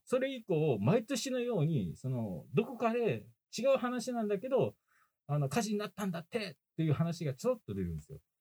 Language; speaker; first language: Japanese; native; Japanese